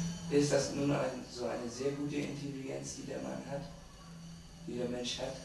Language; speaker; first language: German; native; German